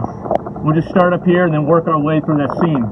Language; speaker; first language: English; native; English